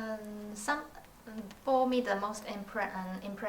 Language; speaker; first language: English; non-native, learner; Chinese